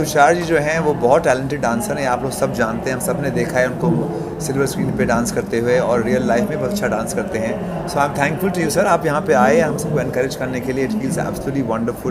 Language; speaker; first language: Hindi; native; Hindi